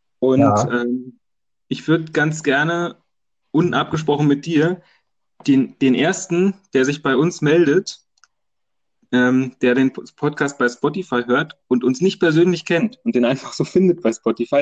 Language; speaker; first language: German; native; German